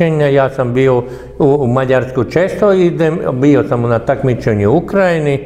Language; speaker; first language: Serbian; non-native, local second language; Hungarian